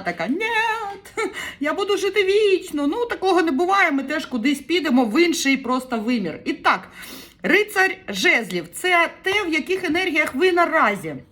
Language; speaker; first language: Ukrainian; native; Ukrainian